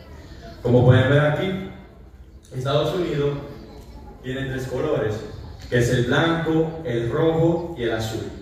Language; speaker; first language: Spanish; early bilingual, heritage; Spanish